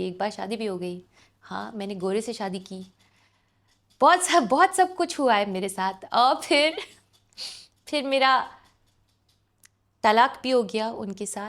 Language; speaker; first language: Hindi; non-native, local second language; English